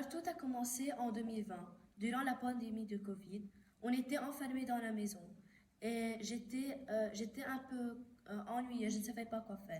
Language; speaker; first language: French; non-native, local second language; Arabic